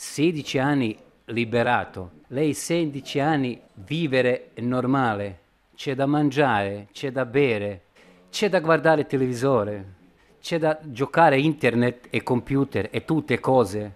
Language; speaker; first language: Italian; non-native, learner; Bosnian